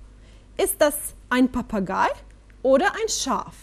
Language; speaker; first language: German; non-native, fluent; Bosnian